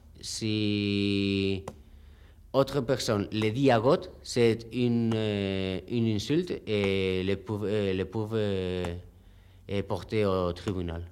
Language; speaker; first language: French; non-native, learner; Spanish